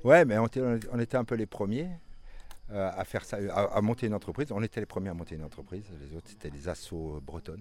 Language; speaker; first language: French; native; French